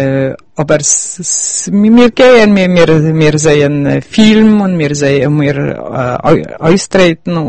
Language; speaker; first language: German; early bilingual, heritage; Yiddish